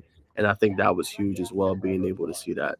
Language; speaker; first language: English; native; English